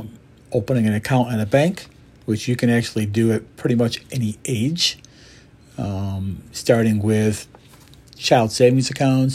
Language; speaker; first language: English; native; English